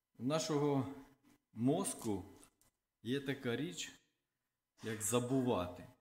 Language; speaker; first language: Ukrainian; non-native, local second language; Russian